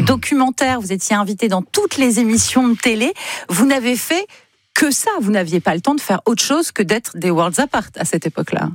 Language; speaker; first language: French; native; French